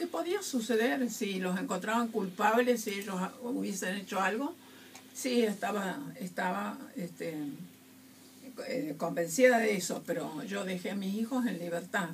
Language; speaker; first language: Spanish; native; Spanish